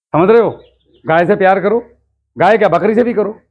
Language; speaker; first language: Hindi; native; Hindi